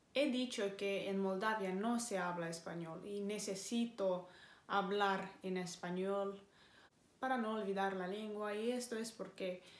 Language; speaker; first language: Spanish; non-native, fluent; Romanian